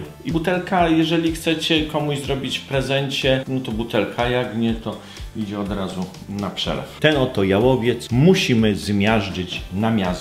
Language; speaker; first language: Polish; native; Polish